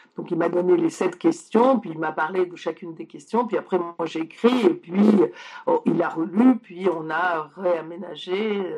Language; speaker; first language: French; early bilingual, other home language; Polish